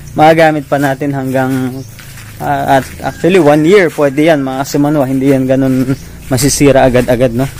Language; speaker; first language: Filipino; non-native, local second language; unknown